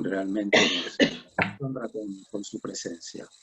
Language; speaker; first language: Spanish; native; Spanish